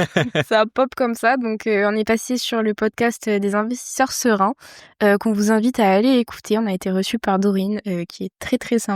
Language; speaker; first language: French; native; French